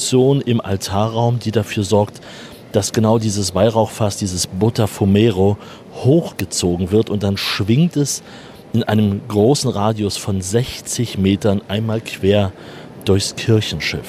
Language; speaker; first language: German; native; German